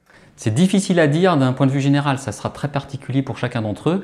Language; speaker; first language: French; native; French